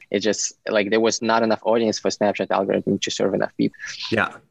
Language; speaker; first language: English; non-native, fluent; Ukrainian